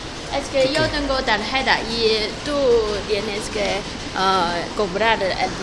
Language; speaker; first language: Spanish; non-native, fluent; Chinese